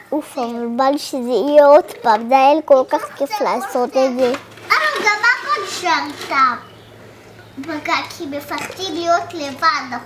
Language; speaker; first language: Hebrew; early bilingual, other home language; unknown